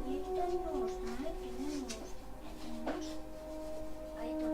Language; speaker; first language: Russian; early bilingual, other home language; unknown